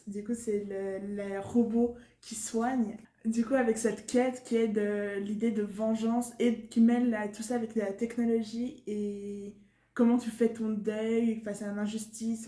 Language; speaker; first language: French; native; French